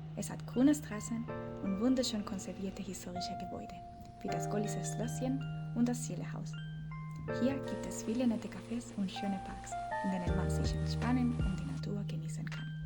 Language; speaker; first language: German; non-native, fluent; Spanish